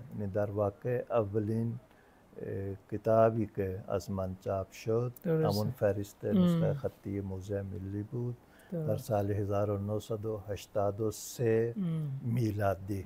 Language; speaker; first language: Persian; non-native, fluent; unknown